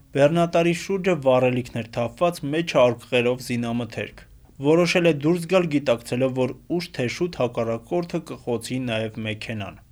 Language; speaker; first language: Armenian; native; Armenian